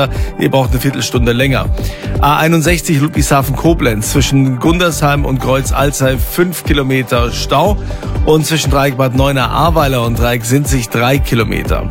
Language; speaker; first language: German; native; German